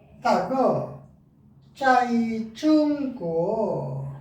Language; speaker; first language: Chinese; non-native, learner; Korean